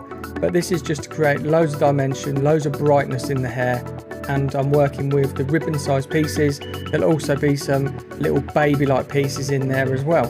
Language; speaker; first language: English; native; English